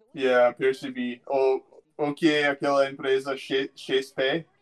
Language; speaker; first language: Portuguese; non-native, learner; English